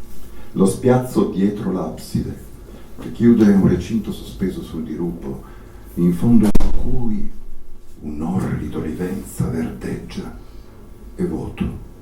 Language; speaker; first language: Italian; native; Italian